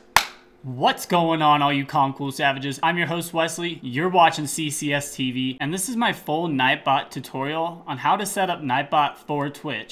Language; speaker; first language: English; native; English